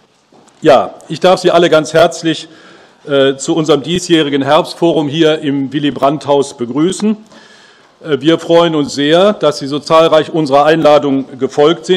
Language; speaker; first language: German; native; German